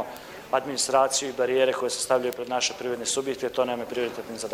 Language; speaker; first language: Croatian; native; Croatian